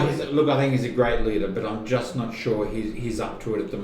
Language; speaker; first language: English; native; English